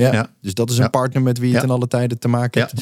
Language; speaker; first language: Dutch; native; Dutch